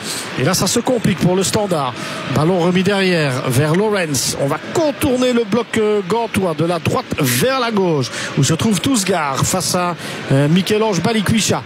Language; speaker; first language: French; native; French